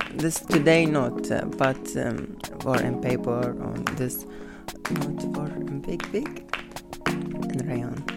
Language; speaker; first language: English; non-native, learner; Arabic